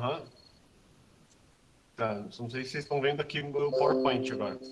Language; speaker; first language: Portuguese; native; Portuguese